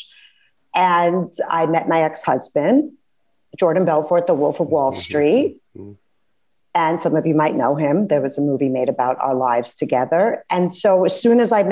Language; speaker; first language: English; native; English